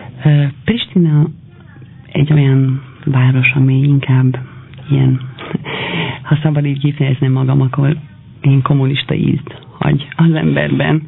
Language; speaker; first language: Hungarian; non-native, fluent; Albanian